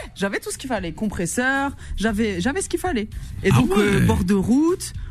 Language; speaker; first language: French; native; French